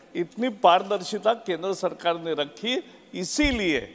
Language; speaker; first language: Hindi; non-native, local second language; Marathi